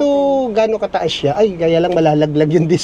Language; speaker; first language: Filipino; non-native, local second language; Hiligaynon